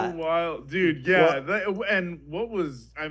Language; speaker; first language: English; native; English